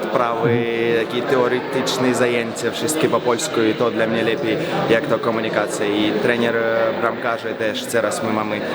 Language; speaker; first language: Polish; non-native, learner; Belarusian